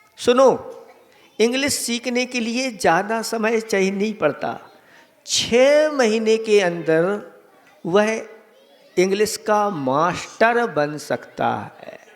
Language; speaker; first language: Hindi; native; Hindi